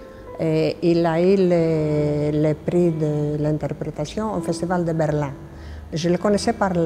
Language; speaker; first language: French; non-native, fluent; Greek